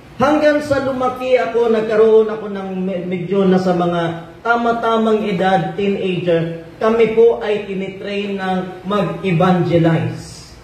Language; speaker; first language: Filipino; non-native, local second language; Cebuano